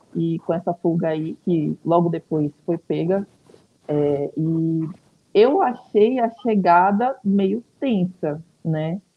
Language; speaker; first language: Portuguese; native; Portuguese